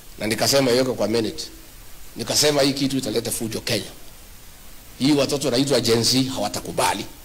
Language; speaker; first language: Swahili; native; Swahili